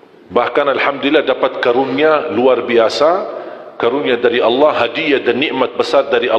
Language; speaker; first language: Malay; non-native, fluent; Arabic